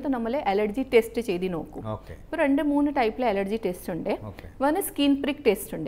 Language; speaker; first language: Malayalam; non-native, fluent; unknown